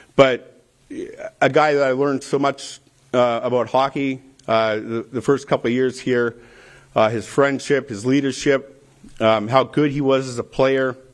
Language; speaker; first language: English; native; English